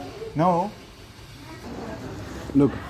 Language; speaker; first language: English; non-native, fluent; Dutch